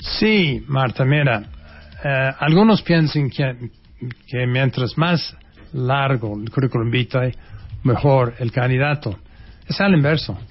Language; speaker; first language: Spanish; non-native, fluent; English